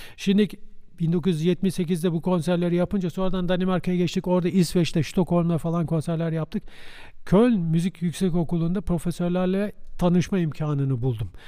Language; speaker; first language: Turkish; native; Turkish